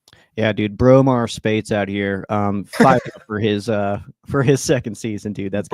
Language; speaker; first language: English; native; English